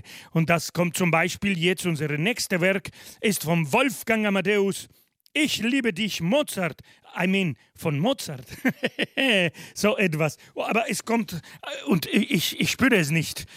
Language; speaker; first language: German; non-native, fluent; Spanish